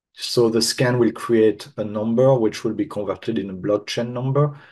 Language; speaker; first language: English; non-native, fluent; French